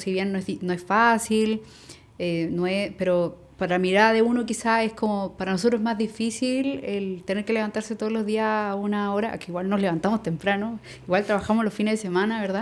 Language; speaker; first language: Spanish; native; Spanish